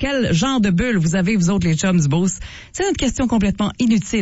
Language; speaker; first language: French; native; French